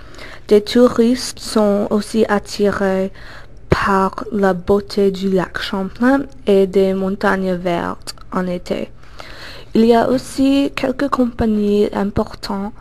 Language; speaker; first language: French; non-native, learner; English